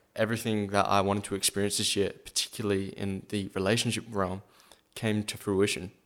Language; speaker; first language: English; native; English